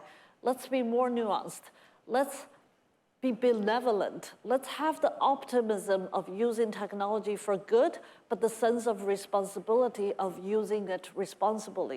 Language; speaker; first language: English; non-native, fluent; Chinese